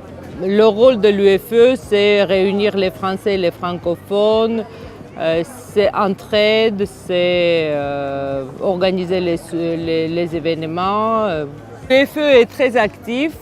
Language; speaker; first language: French; non-native, fluent; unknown